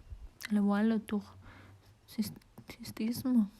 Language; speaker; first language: French; non-native, learner; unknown